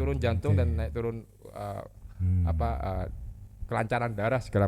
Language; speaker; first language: Indonesian; non-native, local second language; Javanese